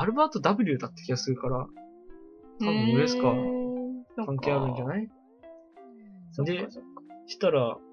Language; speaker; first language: Japanese; native; Japanese